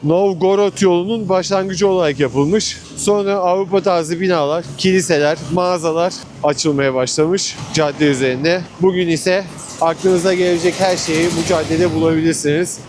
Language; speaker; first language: Turkish; native; Turkish